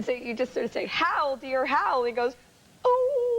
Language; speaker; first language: English; native; English